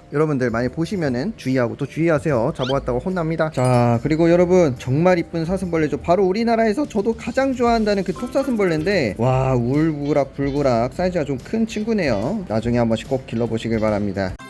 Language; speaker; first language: Korean; native; Korean